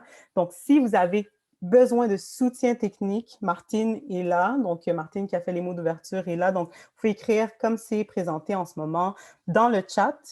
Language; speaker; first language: French; native; French